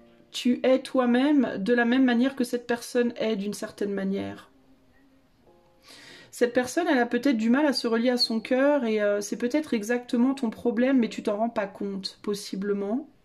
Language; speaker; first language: French; native; French